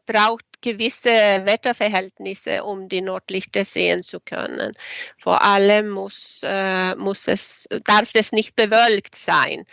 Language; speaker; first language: German; non-native, fluent; Swedish